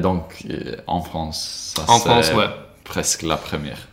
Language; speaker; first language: French; non-native, learner; Swedish